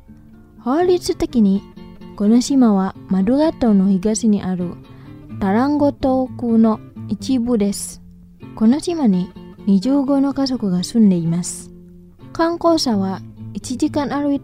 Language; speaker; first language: Japanese; non-native, fluent; Indonesian